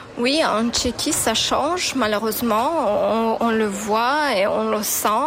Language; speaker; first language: French; non-native, fluent; Ukrainian